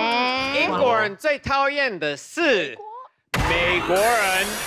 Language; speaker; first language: Chinese; non-native, fluent; English